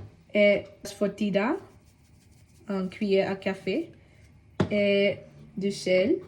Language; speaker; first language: French; non-native, learner; Tamil